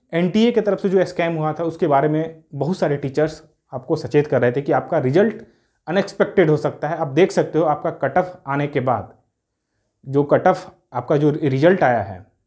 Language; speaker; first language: Hindi; native; Hindi